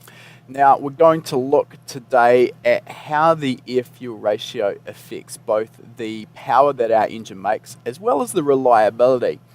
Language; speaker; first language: English; native; English